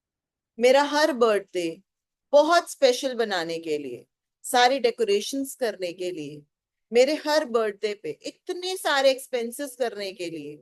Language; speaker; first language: Hindi; native; Hindi